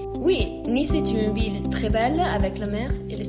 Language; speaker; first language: French; non-native, learner; Italian